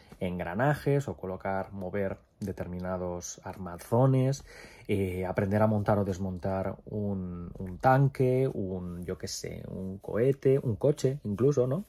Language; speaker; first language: Spanish; native; Spanish